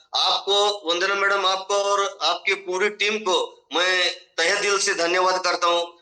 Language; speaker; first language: Hindi; non-native, local second language; Marathi